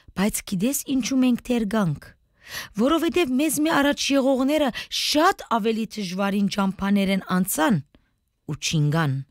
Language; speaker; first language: Armenian; native; Armenian